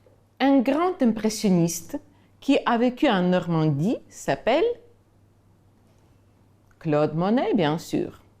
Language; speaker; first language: French; non-native, fluent; Ukrainian